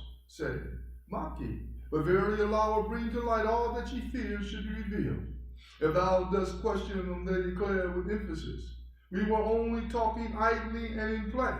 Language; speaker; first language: English; native; English